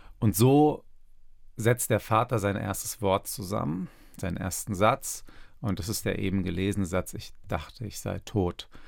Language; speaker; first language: German; early bilingual, other home language; Turkish